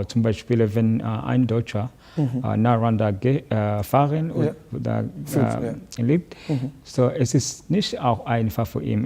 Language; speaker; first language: German; non-native, learner; Kinyarwanda